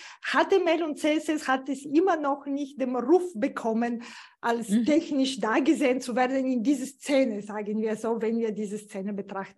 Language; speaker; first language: German; non-native, fluent; Bulgarian